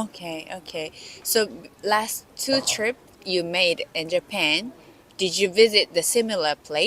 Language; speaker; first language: English; non-native, learner; Japanese